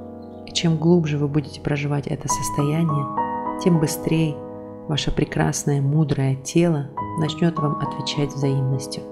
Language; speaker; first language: Russian; native; Russian